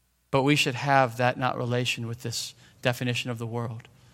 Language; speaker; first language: English; native; English